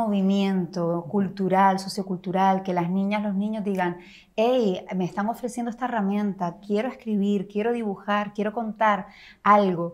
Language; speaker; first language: Spanish; native; Spanish